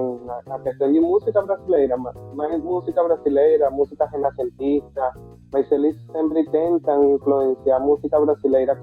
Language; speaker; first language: Portuguese; non-native, fluent; Spanish